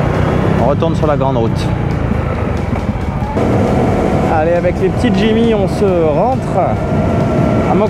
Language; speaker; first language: French; native; French